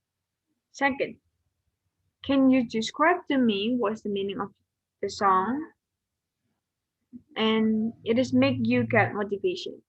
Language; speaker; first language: English; non-native, learner; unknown